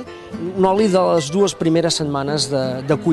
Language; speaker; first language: Catalan; native; Catalan